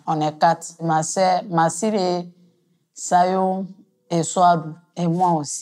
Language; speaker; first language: French; non-native, local second language; Mandingo